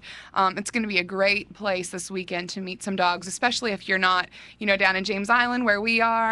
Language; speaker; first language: English; native; English